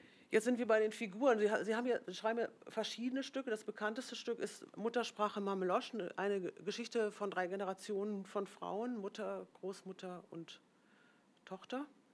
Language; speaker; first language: German; native; German